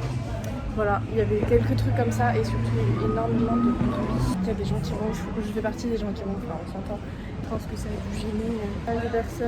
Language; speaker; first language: French; native; French